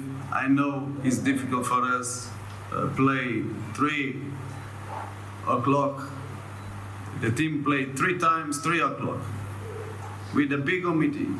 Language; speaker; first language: English; non-native, learner; Portuguese